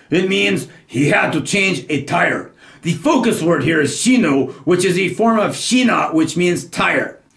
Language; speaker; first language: English; native; English